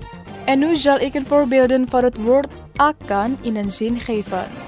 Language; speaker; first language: Dutch; non-native, learner; Indonesian